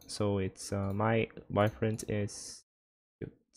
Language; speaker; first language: English; non-native, fluent; Portuguese